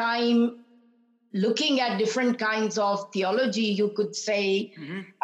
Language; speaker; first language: English; non-native, local second language; Punjabi